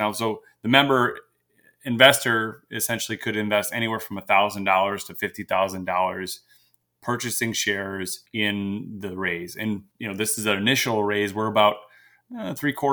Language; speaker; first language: English; native; English